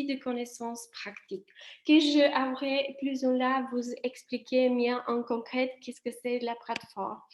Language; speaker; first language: French; non-native, fluent; Italian